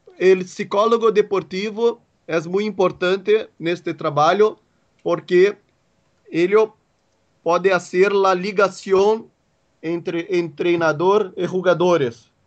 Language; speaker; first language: Portuguese; native; Portuguese